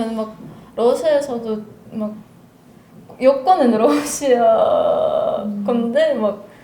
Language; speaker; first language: Korean; non-native, fluent; Russian